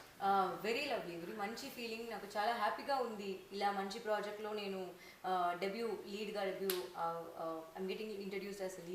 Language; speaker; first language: Telugu; non-native, learner; Tamil